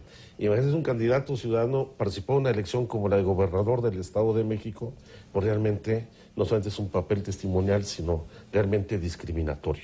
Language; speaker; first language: Spanish; native; Spanish